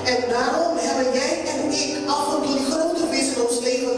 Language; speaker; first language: Dutch; non-native, local second language; Papiamento